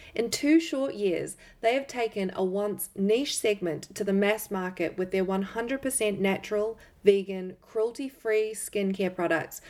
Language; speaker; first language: English; native; English